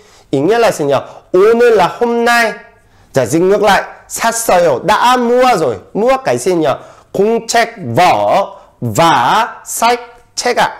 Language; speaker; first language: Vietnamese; non-native, fluent; Korean